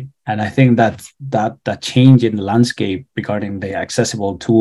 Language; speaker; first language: English; non-native, fluent; Spanish